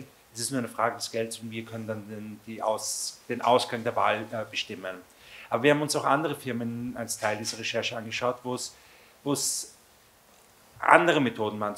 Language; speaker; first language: German; native; German